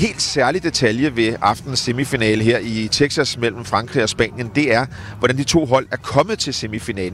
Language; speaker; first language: Danish; native; Danish